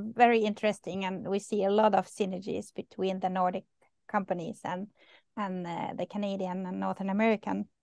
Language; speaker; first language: English; non-native, fluent; Swedish